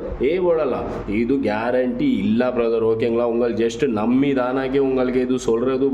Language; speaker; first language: Tamil; non-native, local second language; Kannada